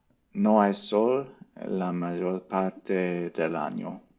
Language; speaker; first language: Spanish; non-native, learner; English